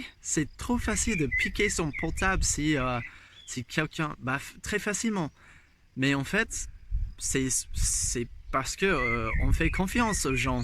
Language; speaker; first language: French; non-native, fluent; English